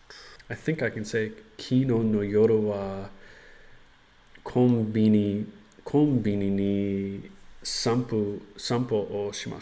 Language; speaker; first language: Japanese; non-native, learner; English